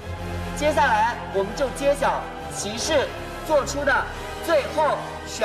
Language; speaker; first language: Chinese; native; Chinese